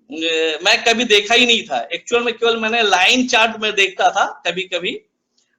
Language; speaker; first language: Hindi; native; Hindi